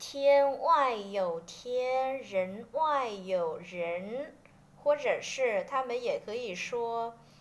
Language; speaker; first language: Chinese; non-native, fluent; Vietnamese